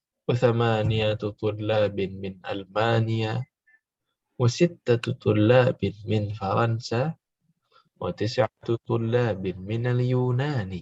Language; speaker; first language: Arabic; non-native, fluent; Indonesian